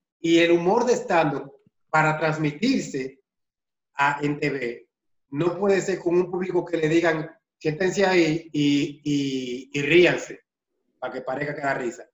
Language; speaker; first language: Spanish; native; Spanish